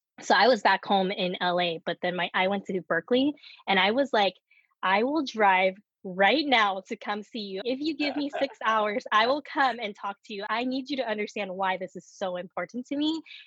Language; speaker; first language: English; early bilingual, other home language; Korean